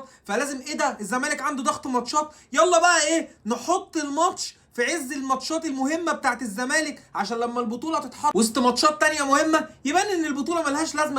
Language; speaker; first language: Arabic; native; Arabic